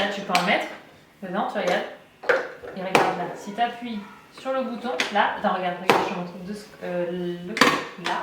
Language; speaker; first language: French; native; French